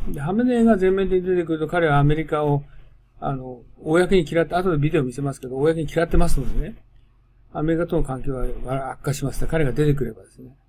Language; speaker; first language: Japanese; native; Japanese